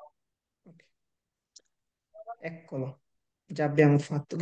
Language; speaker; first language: Italian; non-native, fluent; Bangla